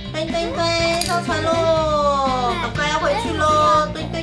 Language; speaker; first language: Chinese; native; Chinese